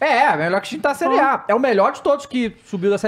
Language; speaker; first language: Portuguese; native; Portuguese